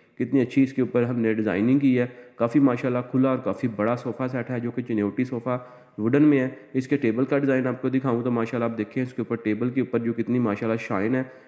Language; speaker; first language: Urdu; non-native, local second language; Punjabi